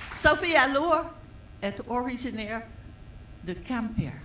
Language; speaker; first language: French; non-native, fluent; English